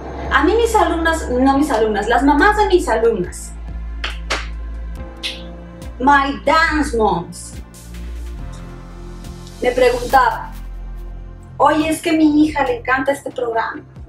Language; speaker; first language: Spanish; native; Spanish